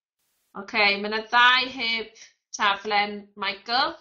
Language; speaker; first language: Welsh; non-native, fluent; English